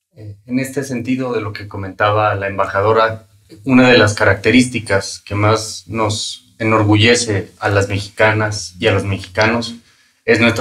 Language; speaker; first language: Spanish; native; Spanish